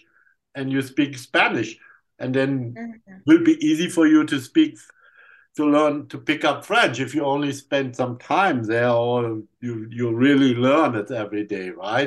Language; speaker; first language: English; non-native, fluent; German